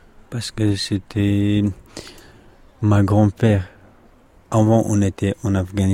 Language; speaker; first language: French; non-native, learner; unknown